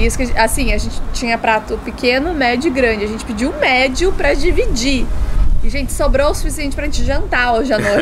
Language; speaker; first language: Portuguese; native; Portuguese